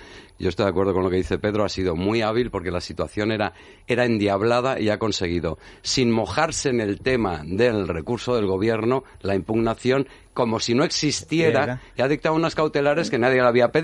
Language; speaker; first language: Spanish; native; Spanish